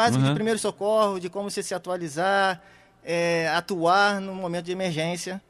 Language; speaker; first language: Portuguese; native; Portuguese